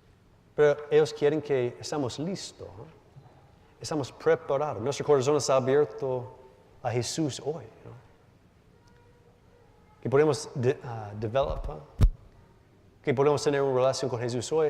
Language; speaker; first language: Spanish; non-native, learner; English